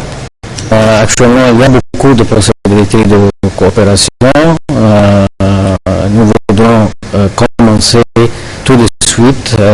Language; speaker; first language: French; non-native, fluent; Arabic